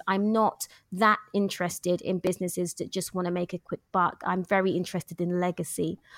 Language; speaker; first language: English; native; English